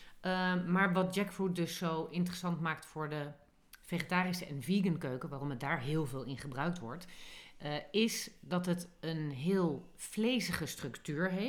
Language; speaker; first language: Dutch; native; Dutch